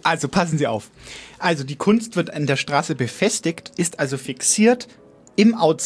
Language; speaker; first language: German; native; German